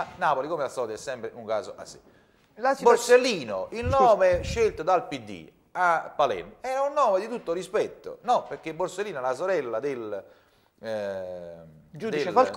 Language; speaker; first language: Italian; native; Italian